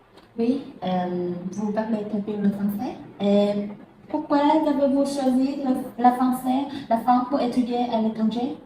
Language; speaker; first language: French; non-native, fluent; Vietnamese